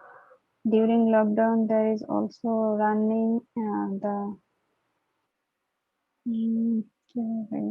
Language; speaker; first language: English; non-native, learner; Bangla